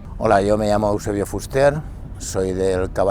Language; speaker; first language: Spanish; native; Spanish